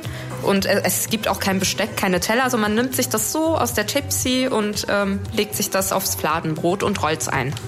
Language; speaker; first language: German; early bilingual, other home language; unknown